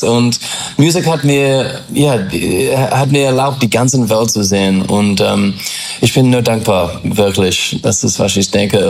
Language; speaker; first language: German; non-native, learner; English